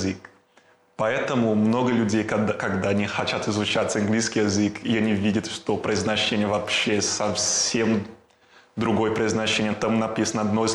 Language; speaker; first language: Russian; non-native, learner; Portuguese